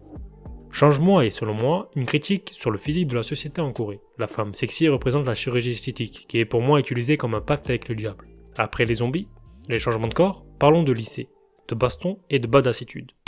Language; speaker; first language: French; native; French